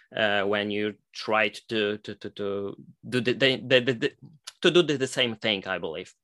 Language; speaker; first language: English; non-native, fluent; Polish